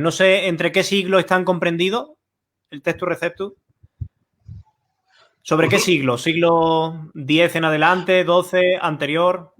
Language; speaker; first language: Spanish; native; Spanish